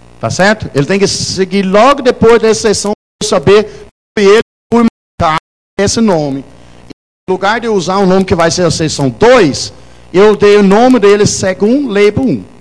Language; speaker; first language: Portuguese; non-native, fluent; Danish